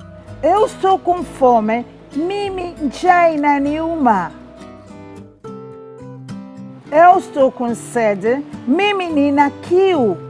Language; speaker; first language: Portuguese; non-native, fluent; Swahili